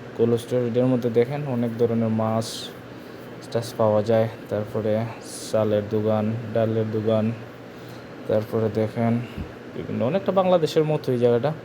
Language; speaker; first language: Bangla; non-native, local second language; Sylheti